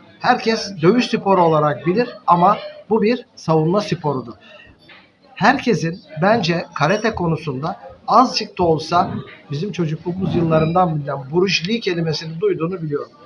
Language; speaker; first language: Turkish; native; Turkish